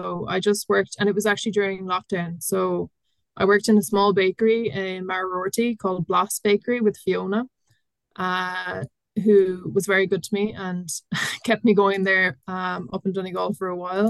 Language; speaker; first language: English; native; English